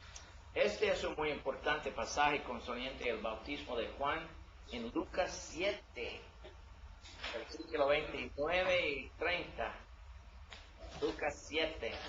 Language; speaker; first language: Spanish; non-native, learner; English